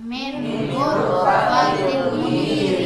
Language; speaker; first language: Arabic; non-native, learner; Indonesian